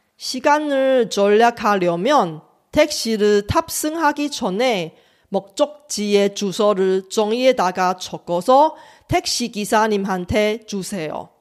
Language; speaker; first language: Korean; non-native, fluent; Chinese